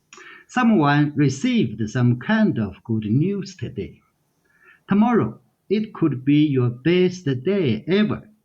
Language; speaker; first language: English; non-native, learner; Chinese